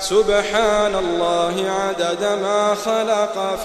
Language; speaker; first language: Arabic; native; Arabic